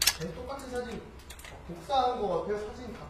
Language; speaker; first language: Korean; native; Korean